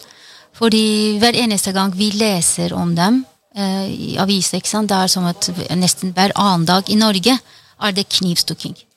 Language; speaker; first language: Norwegian; non-native, fluent; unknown